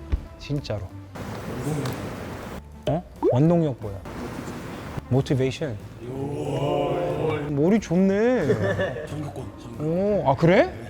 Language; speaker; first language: Korean; non-native, fluent; English